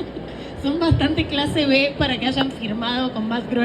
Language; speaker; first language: Spanish; native; Spanish